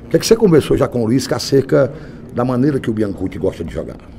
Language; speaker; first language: Portuguese; native; Portuguese